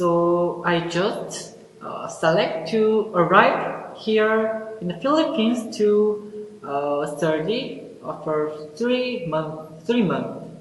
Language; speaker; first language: English; non-native, learner; Korean